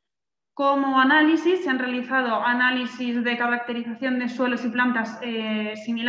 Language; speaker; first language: Spanish; native; Spanish